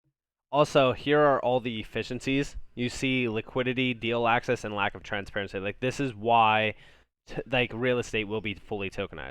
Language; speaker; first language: English; native; English